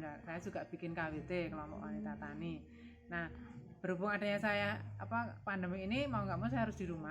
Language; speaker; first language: Indonesian; native; Indonesian